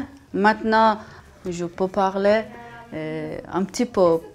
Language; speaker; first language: French; non-native, learner; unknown